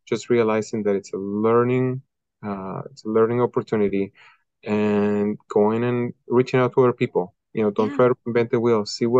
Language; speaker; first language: English; non-native, fluent; Spanish